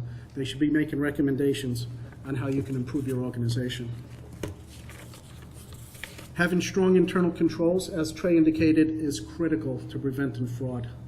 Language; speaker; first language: English; native; English